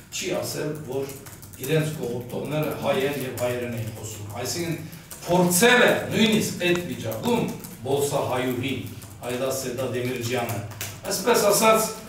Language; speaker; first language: Armenian; early bilingual, heritage; Armenian